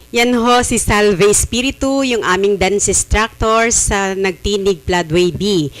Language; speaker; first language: Filipino; native; Filipino